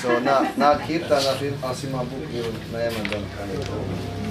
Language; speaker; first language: Dutch; non-native, fluent; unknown